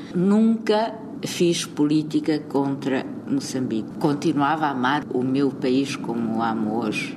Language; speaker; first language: Portuguese; native; Portuguese